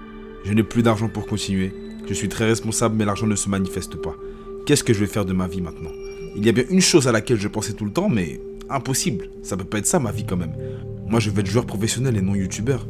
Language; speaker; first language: French; native; French